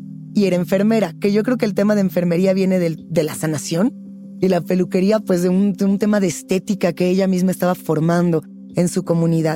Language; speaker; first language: Spanish; native; Spanish